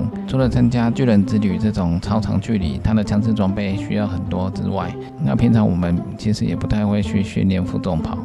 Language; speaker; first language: Chinese; native; Chinese